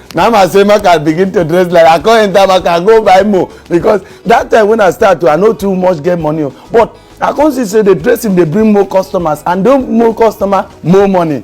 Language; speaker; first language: Nigerian Pidgin; non-native, local second language; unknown